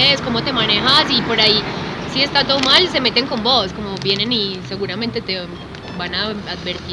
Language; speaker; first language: Spanish; native; Spanish